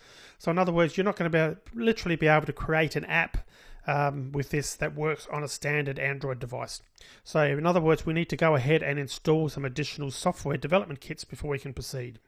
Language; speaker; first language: English; native; English